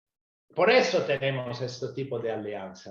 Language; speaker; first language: Spanish; non-native, fluent; Italian